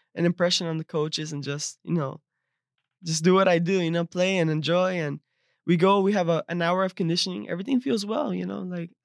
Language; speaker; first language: English; early bilingual, other home language; Spanish